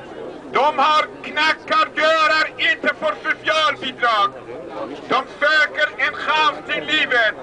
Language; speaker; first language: Swedish; non-native, fluent; Persian